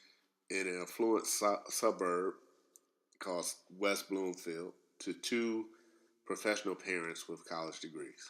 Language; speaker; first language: English; native; English